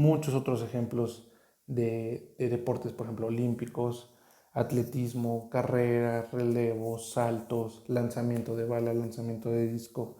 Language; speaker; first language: Spanish; native; Spanish